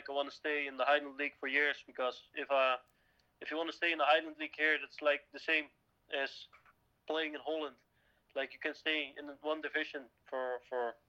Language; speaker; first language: English; non-native, fluent; Dutch